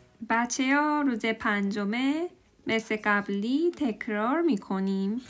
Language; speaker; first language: Persian; non-native, learner; Korean